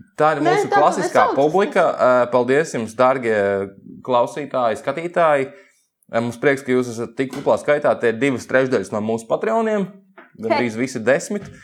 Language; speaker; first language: Latvian; native; Latvian